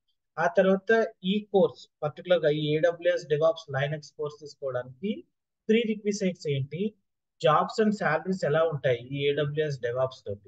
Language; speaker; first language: Telugu; native; Telugu